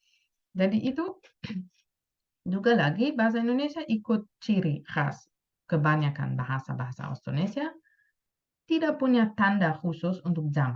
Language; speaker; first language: Indonesian; non-native, fluent; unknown